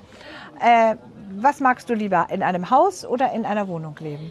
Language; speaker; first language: German; native; German